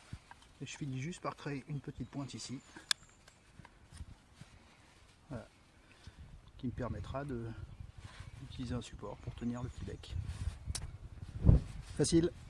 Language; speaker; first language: French; native; French